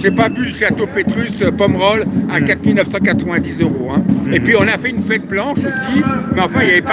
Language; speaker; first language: French; native; French